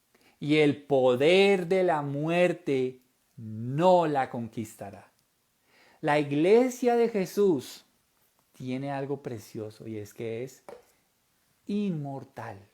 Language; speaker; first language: Spanish; native; Spanish